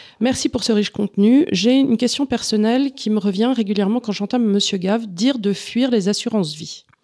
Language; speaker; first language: French; native; French